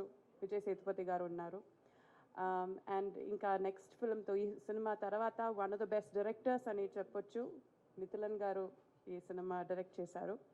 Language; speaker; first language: Telugu; non-native, fluent; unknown